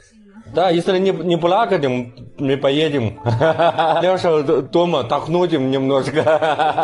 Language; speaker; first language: Russian; non-native, learner; Chinese